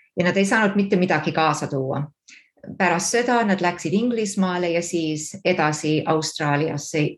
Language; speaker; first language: Estonian; early bilingual, heritage; Estonian